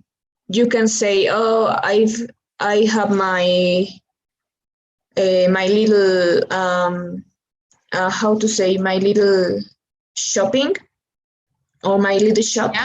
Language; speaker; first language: English; non-native, learner; Spanish